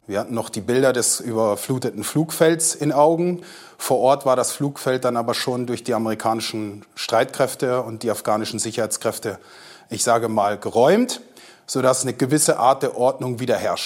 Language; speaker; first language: German; native; German